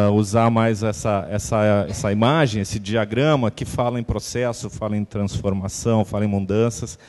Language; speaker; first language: Portuguese; native; Portuguese